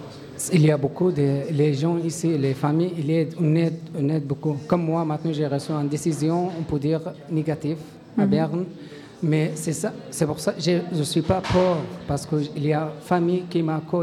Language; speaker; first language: French; non-native, learner; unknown